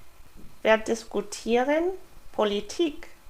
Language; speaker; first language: German; non-native, fluent; English